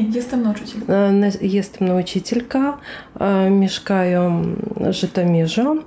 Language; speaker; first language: Polish; non-native, learner; Russian